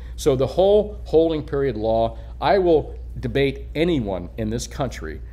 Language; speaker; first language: English; native; English